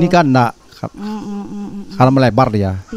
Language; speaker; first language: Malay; non-native, local second language; Balinese